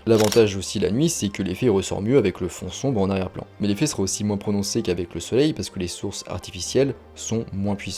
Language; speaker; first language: French; native; French